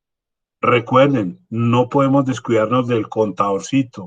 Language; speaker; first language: Spanish; native; Spanish